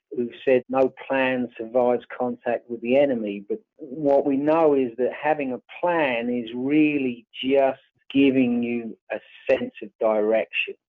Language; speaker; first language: English; native; English